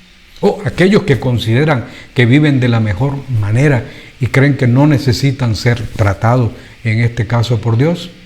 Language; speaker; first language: Spanish; native; Spanish